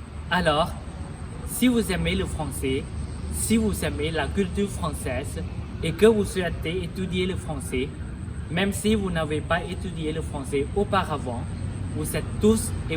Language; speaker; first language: French; non-native, fluent; Thai